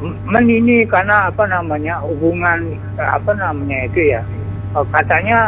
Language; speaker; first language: Indonesian; non-native, local second language; Balinese